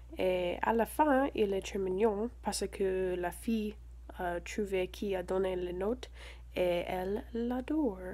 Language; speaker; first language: French; non-native, learner; English